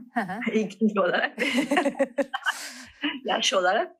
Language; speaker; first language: Turkish; non-native, fluent; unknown